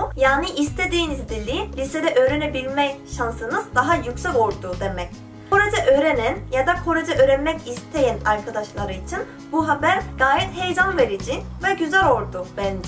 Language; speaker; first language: Turkish; non-native, fluent; Korean